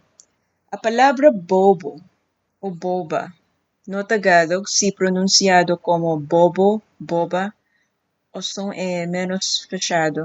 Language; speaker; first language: Portuguese; non-native, fluent; Filipino